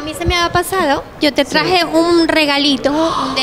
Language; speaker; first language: Spanish; native; Spanish